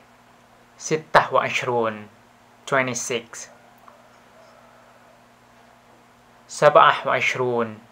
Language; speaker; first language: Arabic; non-native, learner; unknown